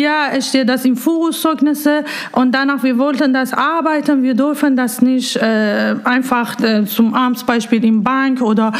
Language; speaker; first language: German; non-native, learner; Persian